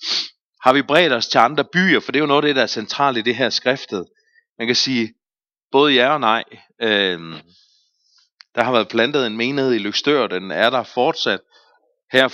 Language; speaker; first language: Danish; native; Danish